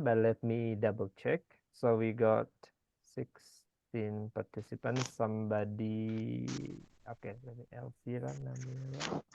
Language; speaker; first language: English; non-native, fluent; Indonesian